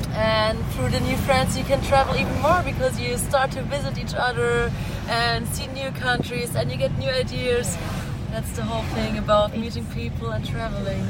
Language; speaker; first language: English; non-native, fluent; German